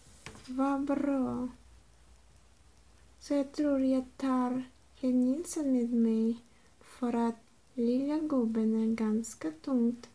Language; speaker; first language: Swedish; non-native, learner; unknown